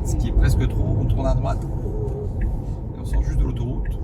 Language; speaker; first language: French; native; French